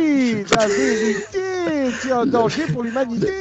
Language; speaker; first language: French; native; French